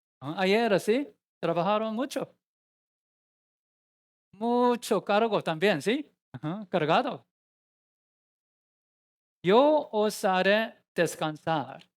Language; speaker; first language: Spanish; non-native, learner; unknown